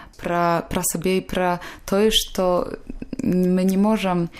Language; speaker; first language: Belarusian; non-native, local second language; Polish